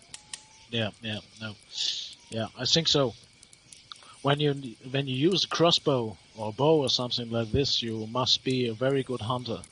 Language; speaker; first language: English; non-native, learner; German